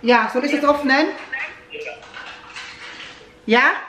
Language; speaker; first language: German; non-native, learner; Filipino